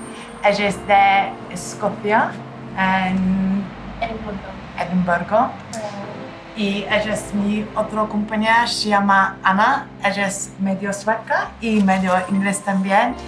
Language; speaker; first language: Spanish; non-native, learner; English